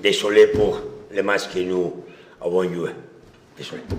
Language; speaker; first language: French; non-native, learner; Spanish